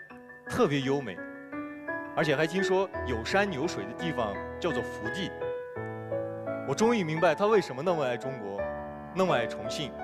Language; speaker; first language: Chinese; non-native, fluent; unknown